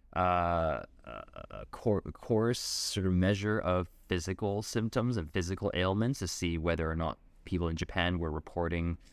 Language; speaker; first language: English; native; English